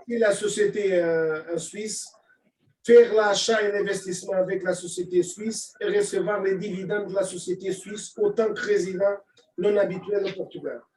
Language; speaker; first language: French; non-native, fluent; Portuguese